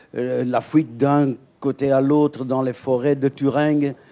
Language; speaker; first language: French; native; French